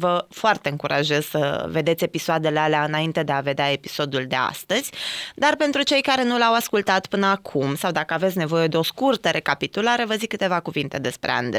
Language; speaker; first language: Romanian; native; Romanian